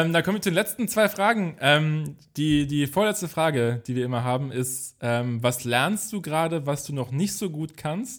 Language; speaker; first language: German; native; German